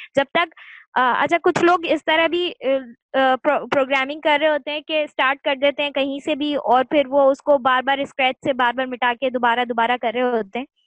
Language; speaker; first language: Urdu; native; Urdu